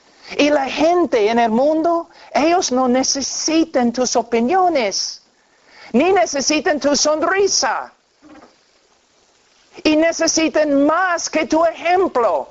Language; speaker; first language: Spanish; non-native, fluent; English